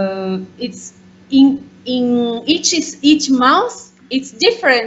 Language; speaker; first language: English; non-native, learner; Portuguese